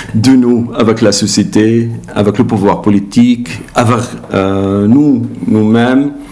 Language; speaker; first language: French; non-native, learner; Arabic